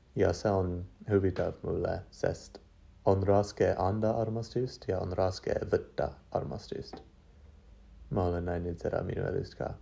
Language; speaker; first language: Estonian; non-native, learner; English